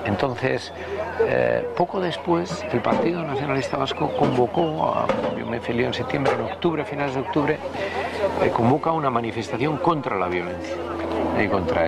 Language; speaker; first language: Spanish; native; Spanish